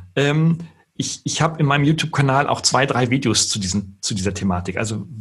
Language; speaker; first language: German; native; German